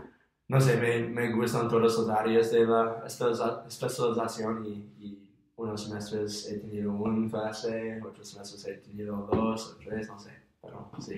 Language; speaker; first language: Spanish; non-native, fluent; English